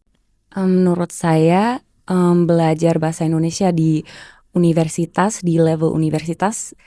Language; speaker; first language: Indonesian; early bilingual, heritage; German